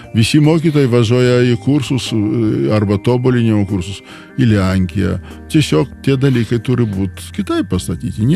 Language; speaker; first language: Lithuanian; non-native, local second language; Polish